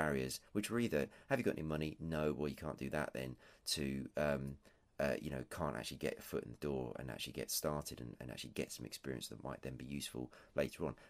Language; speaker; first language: English; native; English